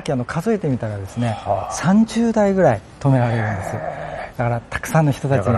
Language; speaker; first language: Japanese; native; Japanese